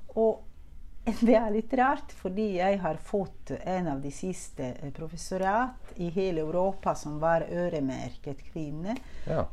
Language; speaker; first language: Norwegian; non-native, fluent; Italian